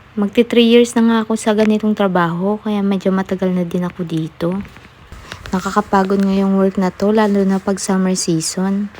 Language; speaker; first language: Filipino; native; Filipino